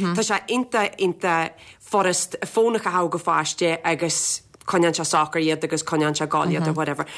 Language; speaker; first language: Irish; native; Irish